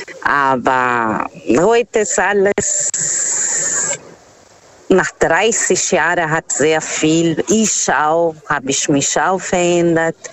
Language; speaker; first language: German; non-native, fluent; Portuguese